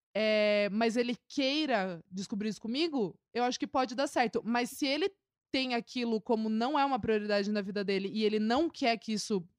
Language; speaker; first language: Portuguese; native; Portuguese